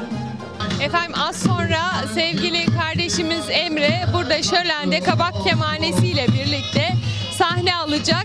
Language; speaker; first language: Turkish; native; Turkish